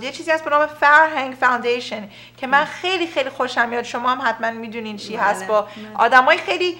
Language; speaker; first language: Persian; early bilingual, heritage; Persian